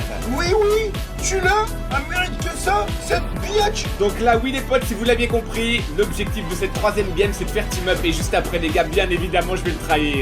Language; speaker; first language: French; native; French